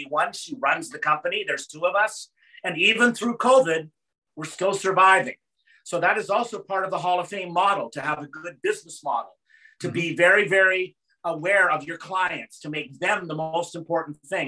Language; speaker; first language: English; native; English